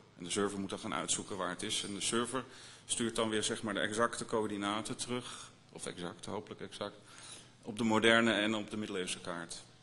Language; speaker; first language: Dutch; native; Dutch